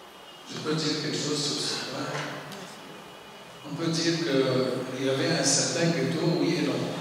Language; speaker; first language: French; non-native, local second language; Arabic